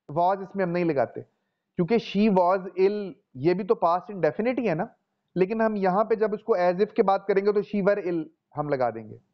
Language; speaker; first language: Urdu; non-native, local second language; Punjabi